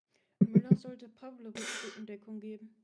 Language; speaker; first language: German; native; German